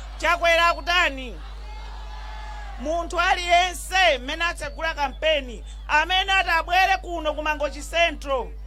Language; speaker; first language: Nyanja; non-native, local second language; Yao